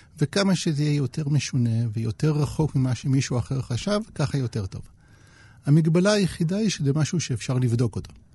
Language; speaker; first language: Hebrew; native; Hebrew